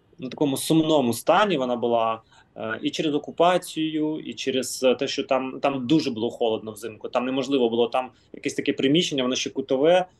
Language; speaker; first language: Ukrainian; non-native, local second language; Russian